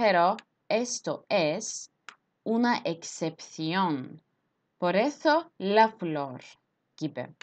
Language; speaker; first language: Spanish; non-native, fluent; Turkish